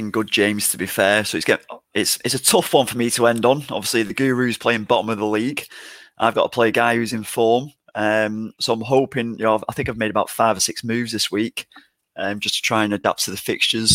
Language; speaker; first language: English; native; English